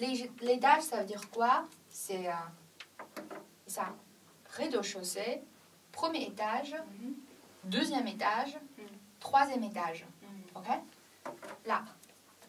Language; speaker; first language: French; non-native, fluent; Chinese